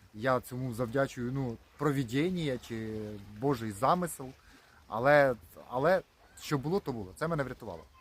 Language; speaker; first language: Ukrainian; non-native, local second language; Russian